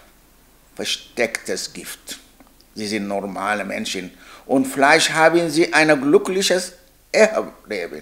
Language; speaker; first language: German; non-native, learner; Arabic